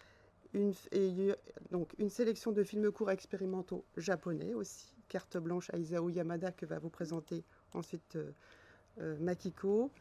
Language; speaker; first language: French; native; French